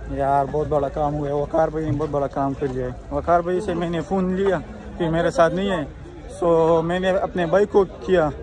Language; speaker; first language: Urdu; non-native, local second language; Pashto